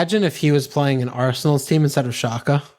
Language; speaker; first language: English; native; English